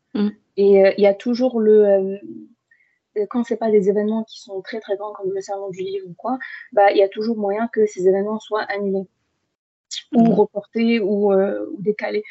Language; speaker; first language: French; early bilingual, other home language; Arabic